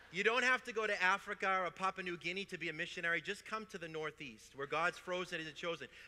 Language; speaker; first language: English; native; English